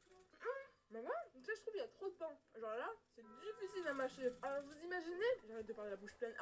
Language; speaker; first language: French; native; French